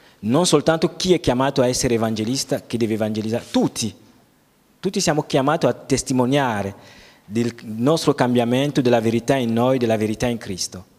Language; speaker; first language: Italian; non-native, fluent; French